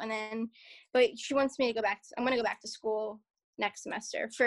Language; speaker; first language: English; native; English